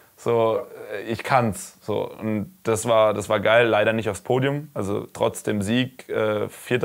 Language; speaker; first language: German; native; German